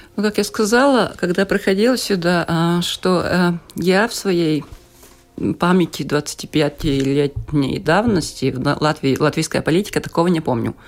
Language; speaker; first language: Russian; non-native, local second language; Latvian